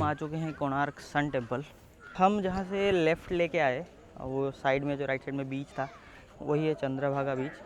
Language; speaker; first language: Hindi; non-native, local second language; Odia